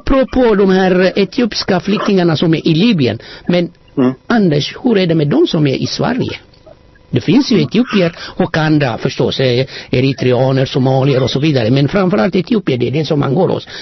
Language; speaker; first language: Swedish; non-native, fluent; Amharic